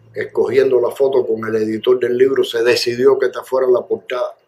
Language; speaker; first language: Spanish; native; Spanish